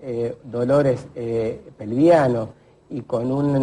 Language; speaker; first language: Spanish; native; Spanish